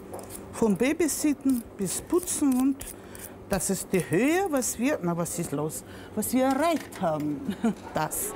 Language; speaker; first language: German; non-native, fluent; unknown